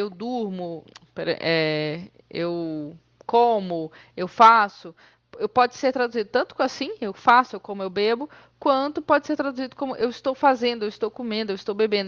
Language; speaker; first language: Portuguese; native; Portuguese